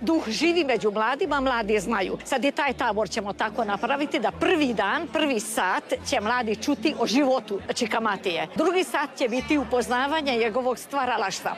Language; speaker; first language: Croatian; early bilingual, heritage; Croatian